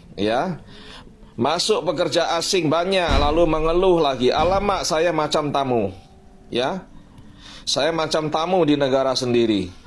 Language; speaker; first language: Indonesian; native; Indonesian